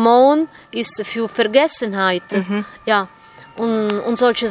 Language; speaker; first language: German; non-native, fluent; Italian